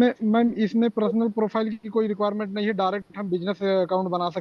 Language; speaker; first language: Hindi; native; Hindi